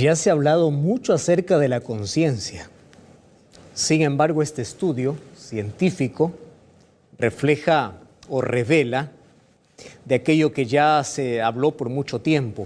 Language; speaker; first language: Spanish; native; Spanish